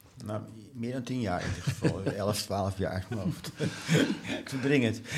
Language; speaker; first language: Dutch; native; Dutch